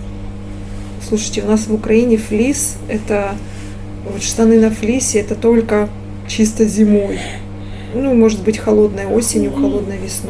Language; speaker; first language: Russian; native; Russian